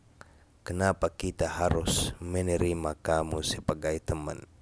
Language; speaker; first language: Indonesian; non-native, fluent; Arabic